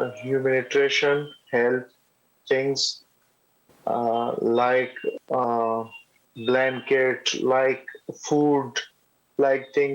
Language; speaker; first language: English; non-native, learner; Pashto